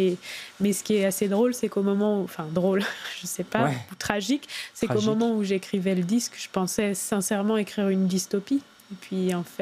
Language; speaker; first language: French; native; French